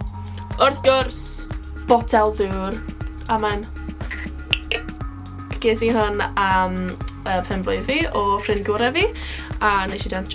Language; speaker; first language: Welsh; non-native, local second language; English